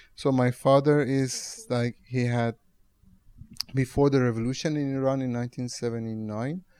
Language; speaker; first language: English; non-native, fluent; Persian